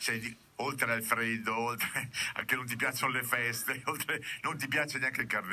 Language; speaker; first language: Italian; native; Italian